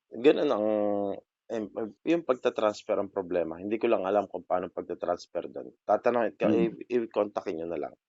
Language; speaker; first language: Filipino; native; Filipino